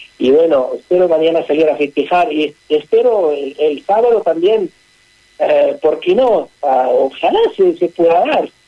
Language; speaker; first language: Spanish; non-native, fluent; Arabic